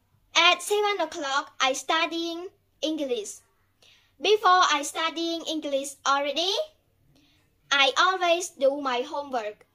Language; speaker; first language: English; non-native, learner; Khmer